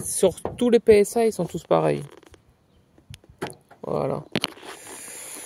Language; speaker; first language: French; native; French